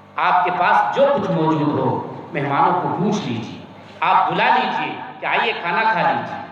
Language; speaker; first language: Urdu; native; Urdu